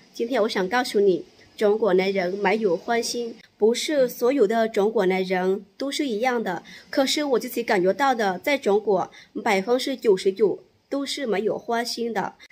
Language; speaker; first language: Chinese; non-native, fluent; Lao